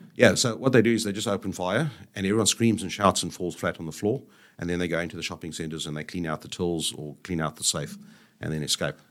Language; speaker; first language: English; native; English